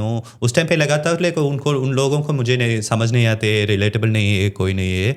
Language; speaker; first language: Hindi; non-native, local second language; Tamil